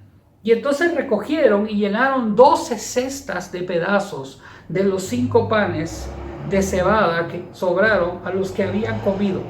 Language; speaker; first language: Spanish; native; Spanish